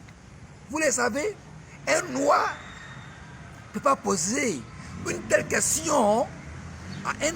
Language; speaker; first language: French; native; French